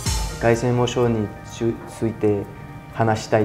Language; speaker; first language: Japanese; non-native, fluent; French